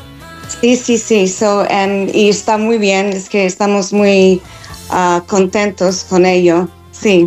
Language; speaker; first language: Spanish; non-native, fluent; English